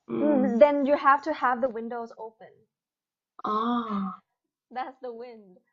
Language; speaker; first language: English; non-native, fluent; Thai